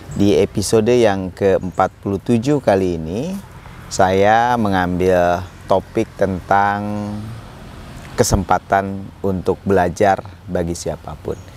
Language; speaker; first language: Indonesian; native; Indonesian